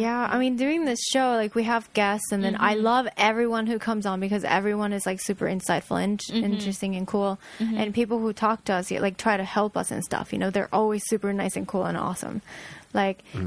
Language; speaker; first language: English; non-native, fluent; Japanese